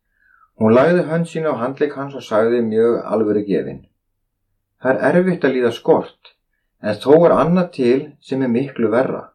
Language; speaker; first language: Icelandic; native; Icelandic